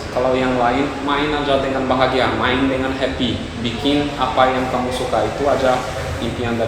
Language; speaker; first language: Indonesian; non-native, fluent; Portuguese